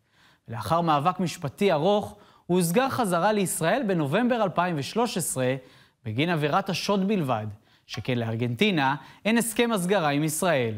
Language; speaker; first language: Hebrew; native; Hebrew